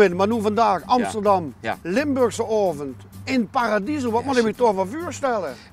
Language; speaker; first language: Dutch; native; Dutch